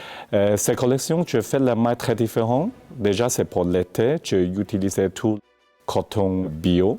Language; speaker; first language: French; non-native, learner; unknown